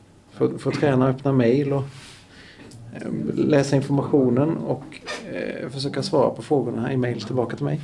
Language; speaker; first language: Swedish; native; Swedish